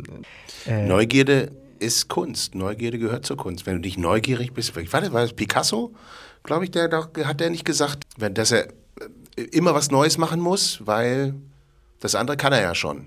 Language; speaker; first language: German; native; German